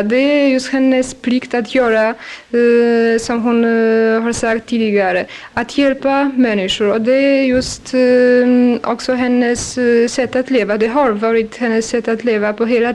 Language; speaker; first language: Swedish; non-native, fluent; Polish